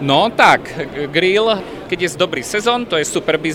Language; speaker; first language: Polish; non-native, learner; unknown